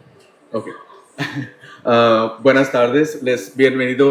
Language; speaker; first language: Spanish; non-native, learner; Tamil